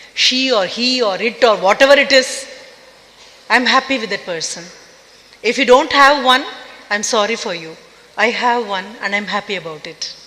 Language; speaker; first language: English; non-native, local second language; Tamil